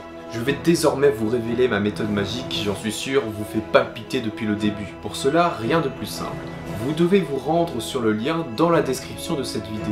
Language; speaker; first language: French; native; French